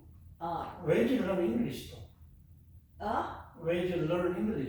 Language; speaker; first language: English; non-native, fluent; Korean